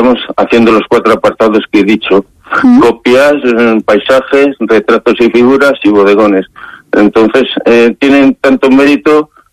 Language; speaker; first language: Spanish; native; Spanish